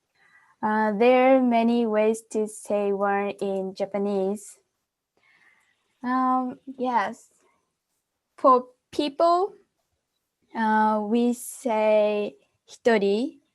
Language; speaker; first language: English; non-native, fluent; Japanese